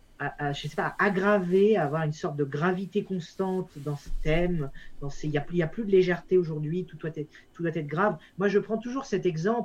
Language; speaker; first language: French; native; French